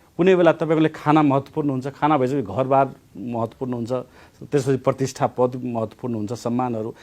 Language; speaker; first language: Nepali; non-native, local second language; Maithili